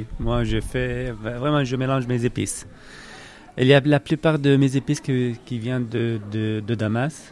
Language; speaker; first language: French; non-native, learner; Arabic